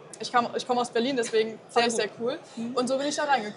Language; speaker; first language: German; native; German